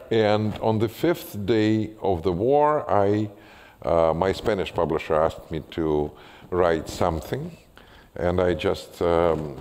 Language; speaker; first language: English; non-native, fluent; Russian